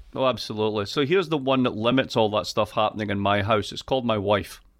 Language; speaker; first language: English; native; English